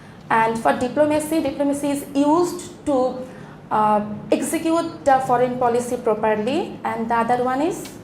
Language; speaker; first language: English; non-native, local second language; Bangla